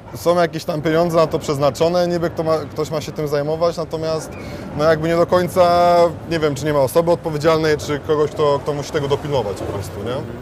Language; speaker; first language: Polish; native; Polish